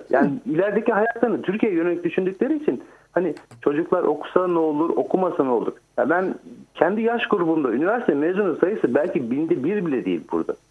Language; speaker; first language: Turkish; native; Turkish